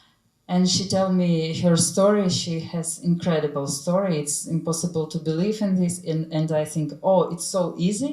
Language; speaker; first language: English; non-native, learner; Ukrainian